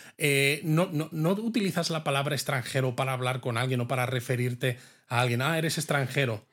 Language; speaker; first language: Spanish; native; Spanish